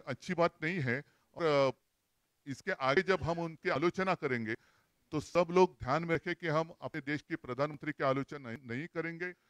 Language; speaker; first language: Hindi; non-native, local second language; Marathi